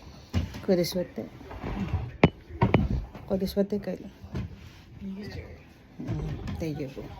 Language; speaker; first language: Japanese; non-native, fluent; Filipino